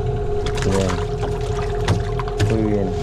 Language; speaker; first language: Spanish; native; Spanish